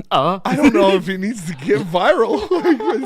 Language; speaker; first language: English; native; English